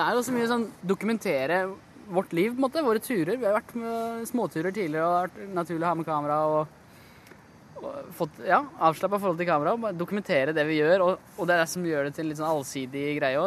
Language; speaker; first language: Norwegian; native; Norwegian